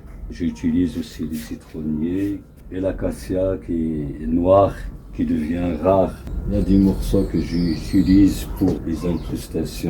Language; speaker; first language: French; non-native, local second language; Arabic